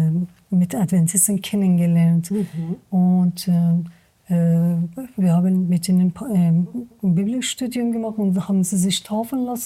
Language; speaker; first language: German; non-native, learner; Persian